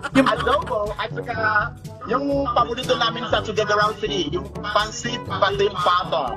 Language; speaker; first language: Filipino; non-native, fluent; Yoruba